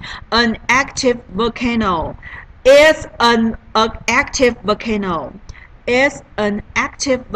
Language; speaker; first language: English; non-native, learner; Chinese